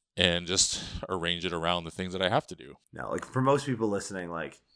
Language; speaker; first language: English; native; English